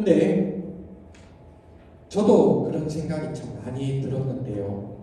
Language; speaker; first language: Korean; native; Korean